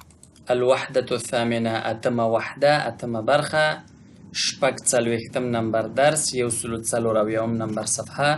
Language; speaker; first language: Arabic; non-native, fluent; Pashto